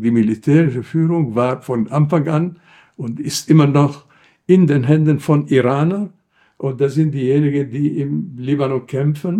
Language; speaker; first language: German; non-native, fluent; Arabic